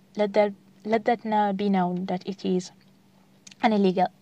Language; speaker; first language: English; non-native, fluent; Arabic